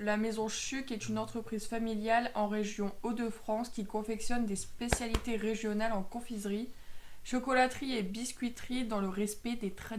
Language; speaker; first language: French; native; French